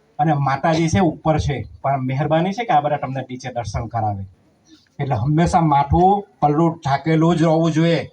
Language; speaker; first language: Gujarati; non-native, local second language; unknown